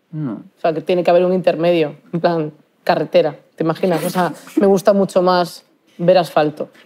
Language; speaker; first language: Spanish; native; Spanish